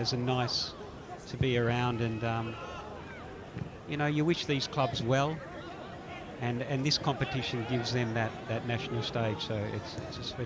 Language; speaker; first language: English; native; English